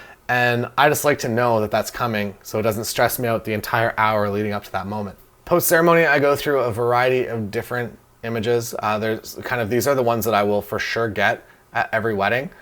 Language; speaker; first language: English; native; English